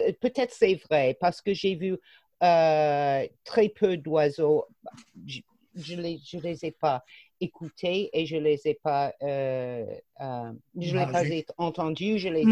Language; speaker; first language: French; non-native, fluent; English